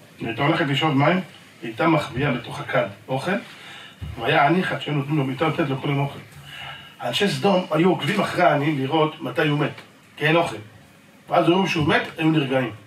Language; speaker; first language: Hebrew; native; Hebrew